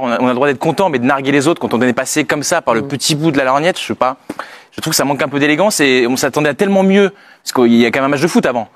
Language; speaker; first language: French; native; French